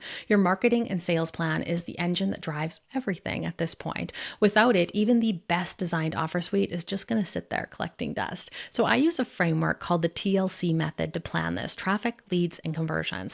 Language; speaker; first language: English; native; English